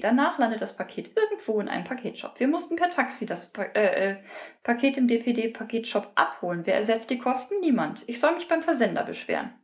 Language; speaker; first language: German; native; German